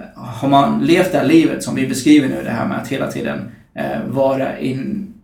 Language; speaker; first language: Swedish; native; Swedish